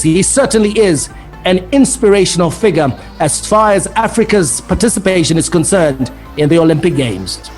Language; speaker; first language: English; native; English